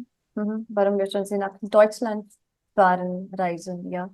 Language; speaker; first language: German; non-native, fluent; Marathi